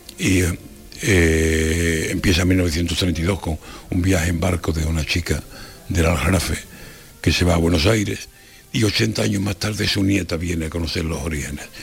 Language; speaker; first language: Spanish; native; Spanish